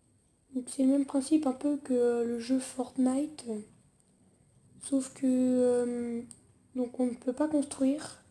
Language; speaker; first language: French; native; French